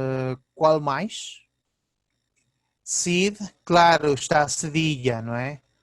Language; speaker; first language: Portuguese; early bilingual, heritage; Portuguese